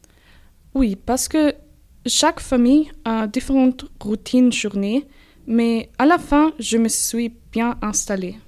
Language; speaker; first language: French; non-native, learner; German